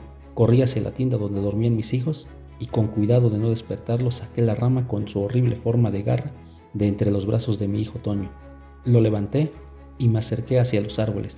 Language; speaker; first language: Spanish; native; Spanish